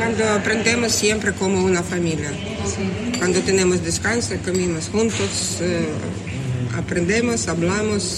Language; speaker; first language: Spanish; non-native, learner; Russian